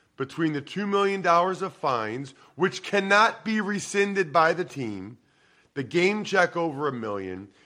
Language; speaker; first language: English; native; English